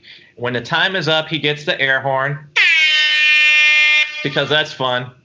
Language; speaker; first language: English; native; English